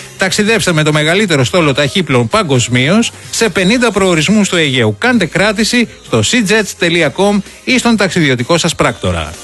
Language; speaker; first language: Greek; native; Greek